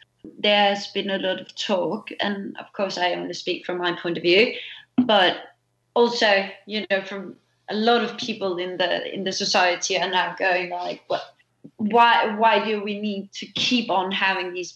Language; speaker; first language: English; non-native, fluent; Danish